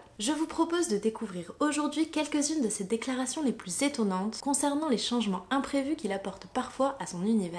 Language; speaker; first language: French; native; French